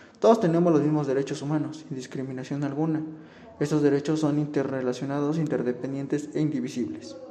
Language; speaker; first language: Spanish; native; Spanish